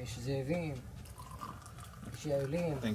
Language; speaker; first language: Hebrew; non-native, local second language; Arabic